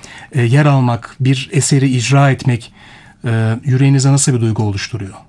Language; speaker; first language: Turkish; native; Turkish